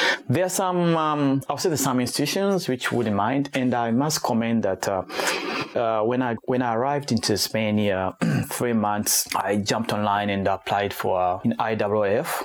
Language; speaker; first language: English; non-native, local second language; Kinyarwanda